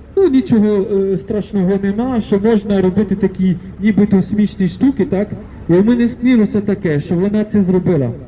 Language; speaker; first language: Ukrainian; non-native, fluent; French